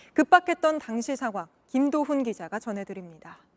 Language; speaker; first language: Korean; native; Korean